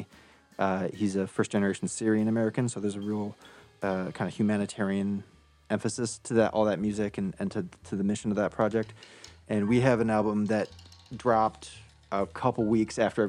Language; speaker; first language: English; native; English